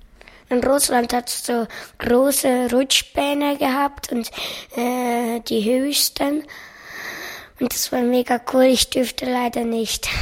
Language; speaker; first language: German; early bilingual, other home language; Russian